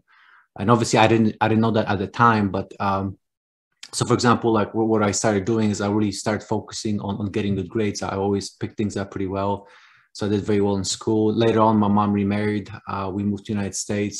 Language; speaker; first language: English; non-native, fluent; Polish